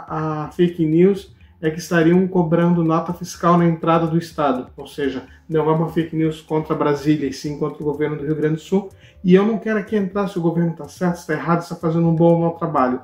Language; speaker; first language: Portuguese; native; Portuguese